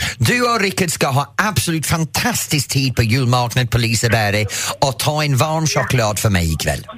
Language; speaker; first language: Swedish; non-native, fluent; English